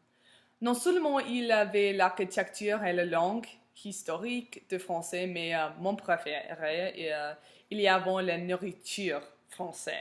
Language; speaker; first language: French; non-native, learner; English